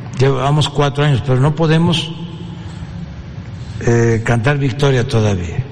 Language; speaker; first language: Spanish; native; Spanish